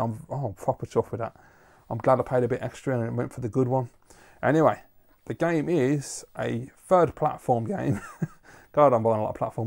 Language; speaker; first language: English; native; English